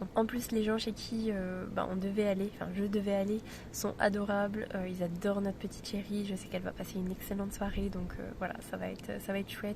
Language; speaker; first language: French; native; French